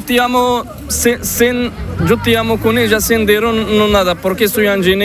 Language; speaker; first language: Spanish; non-native, learner; Arabic